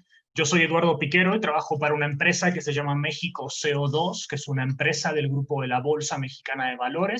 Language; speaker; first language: Spanish; native; Spanish